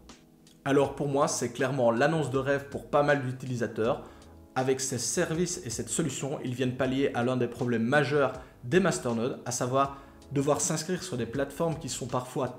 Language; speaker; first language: French; native; French